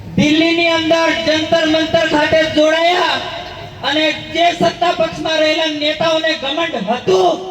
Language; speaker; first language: Gujarati; non-native, local second language; Rathawi